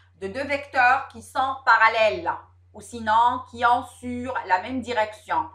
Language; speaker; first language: French; non-native, local second language; Arabic